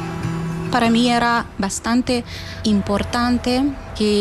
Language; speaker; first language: Spanish; non-native, fluent; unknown